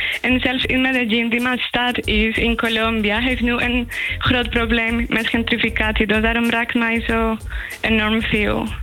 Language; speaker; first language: Dutch; non-native, fluent; Spanish